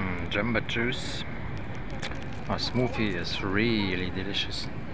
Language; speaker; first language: English; non-native, fluent; German